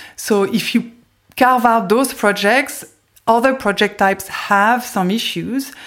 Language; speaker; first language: English; non-native, fluent; French